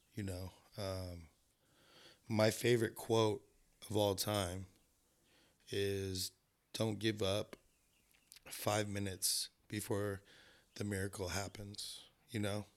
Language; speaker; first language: English; native; English